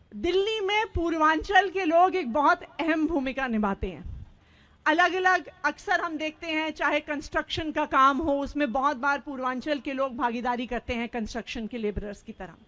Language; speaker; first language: Hindi; native; Hindi